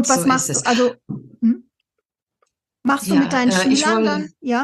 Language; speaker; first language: German; native; German